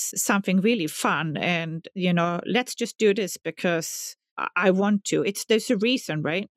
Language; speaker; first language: English; non-native, fluent; Swedish